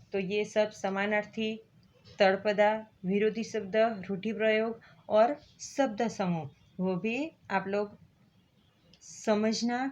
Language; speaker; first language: Hindi; non-native, local second language; Gujarati